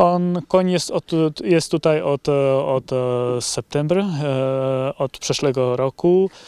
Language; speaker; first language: Polish; non-native, learner; Czech